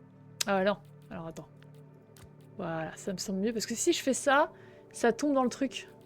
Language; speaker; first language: French; native; French